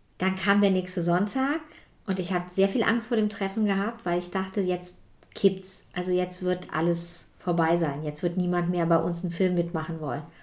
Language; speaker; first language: German; native; German